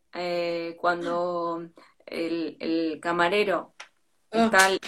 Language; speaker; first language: Spanish; native; Spanish